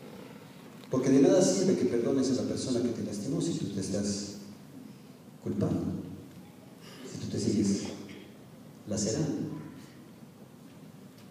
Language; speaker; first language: Spanish; native; Spanish